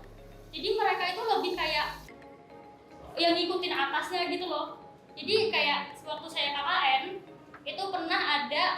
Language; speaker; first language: Indonesian; native; Indonesian